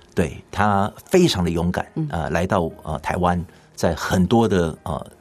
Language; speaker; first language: Chinese; native; Chinese